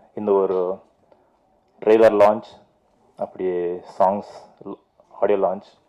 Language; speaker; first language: Tamil; non-native, fluent; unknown